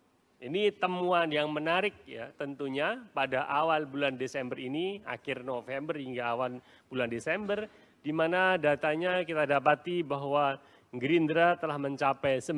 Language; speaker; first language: Indonesian; native; Indonesian